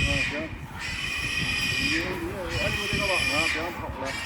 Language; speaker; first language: Chinese; native; Chinese